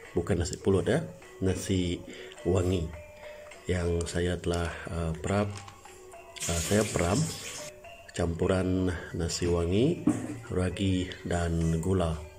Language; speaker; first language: Malay; non-native, local second language; Iban